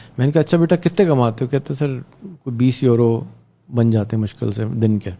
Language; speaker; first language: Urdu; native; Urdu